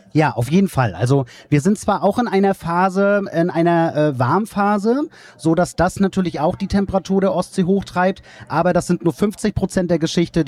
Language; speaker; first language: German; native; German